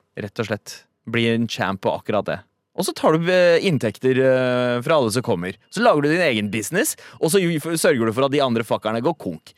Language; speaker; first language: Norwegian; early bilingual, other home language; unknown